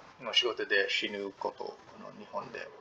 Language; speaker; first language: Japanese; non-native, learner; English